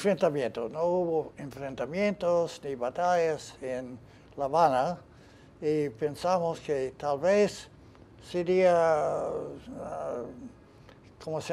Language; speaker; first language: Spanish; non-native, fluent; English